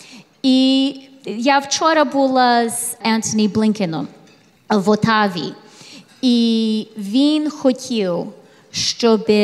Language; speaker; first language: Ukrainian; early bilingual, heritage; English